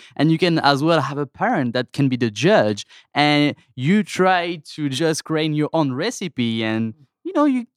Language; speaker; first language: English; non-native, fluent; French